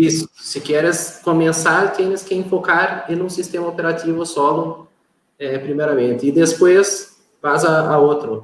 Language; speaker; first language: Spanish; non-native, fluent; Portuguese